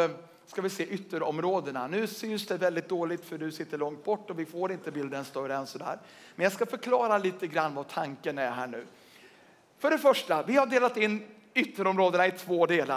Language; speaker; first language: Swedish; native; Swedish